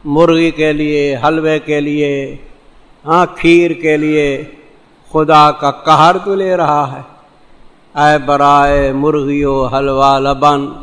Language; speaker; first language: Urdu; non-native, local second language; Saraiki